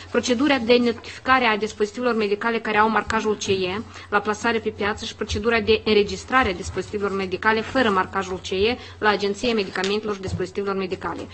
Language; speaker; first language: Romanian; native; Romanian